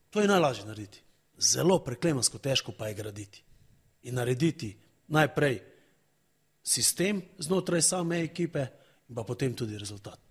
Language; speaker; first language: Slovenian; native; Slovenian